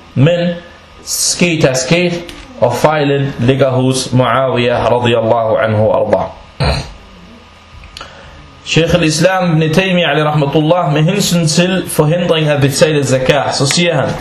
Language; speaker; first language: Danish; non-native, fluent; Arabic